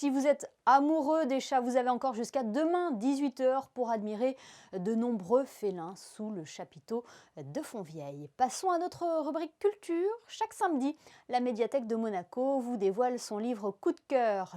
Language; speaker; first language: French; native; French